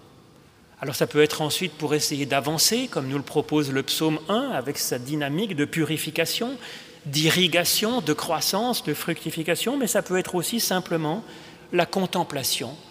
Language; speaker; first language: French; native; French